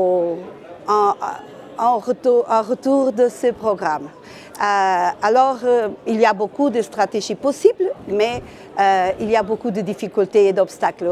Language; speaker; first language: French; non-native, fluent; Portuguese